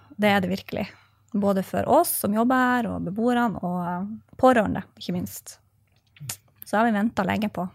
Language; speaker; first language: Norwegian; native; Norwegian